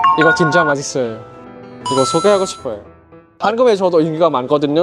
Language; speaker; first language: Korean; non-native, learner; Vietnamese